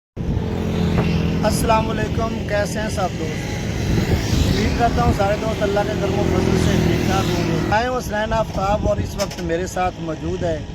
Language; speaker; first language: Urdu; non-native, local second language; Punjabi